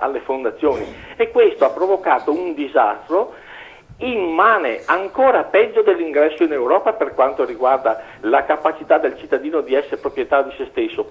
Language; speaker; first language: Italian; native; Italian